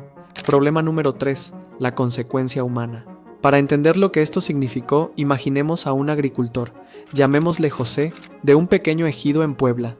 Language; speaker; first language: Spanish; native; Spanish